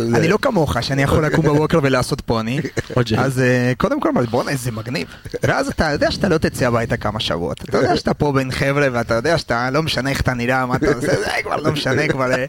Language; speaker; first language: Hebrew; early bilingual, other home language; Spanish